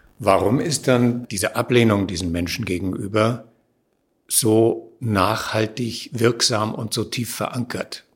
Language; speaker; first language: German; native; German